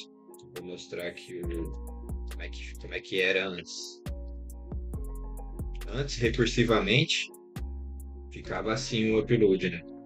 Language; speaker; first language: Portuguese; native; Portuguese